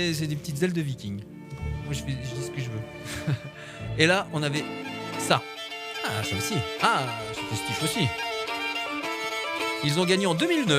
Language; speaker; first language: French; native; French